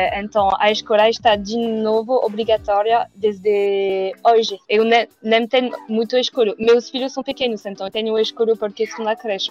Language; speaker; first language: Portuguese; non-native, learner; French